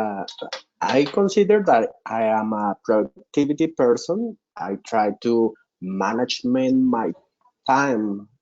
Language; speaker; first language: English; non-native, local second language; Spanish